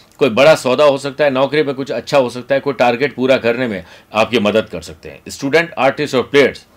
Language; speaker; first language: Hindi; native; Hindi